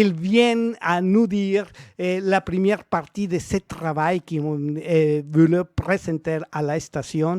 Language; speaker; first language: French; non-native, learner; Spanish